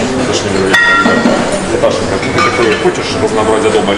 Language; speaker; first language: Russian; native; Russian